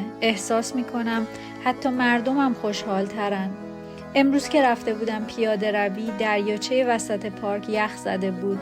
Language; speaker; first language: Persian; native; Persian